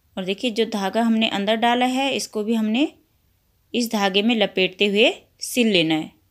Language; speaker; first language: Hindi; native; Hindi